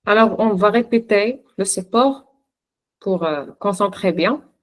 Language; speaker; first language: French; non-native, local second language; Arabic